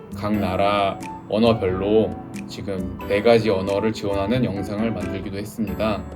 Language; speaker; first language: Korean; native; Korean